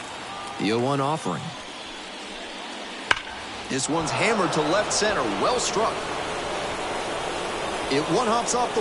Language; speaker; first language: English; native; English